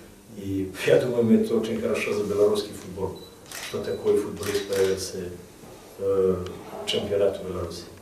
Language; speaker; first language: Russian; non-native, learner; Serbian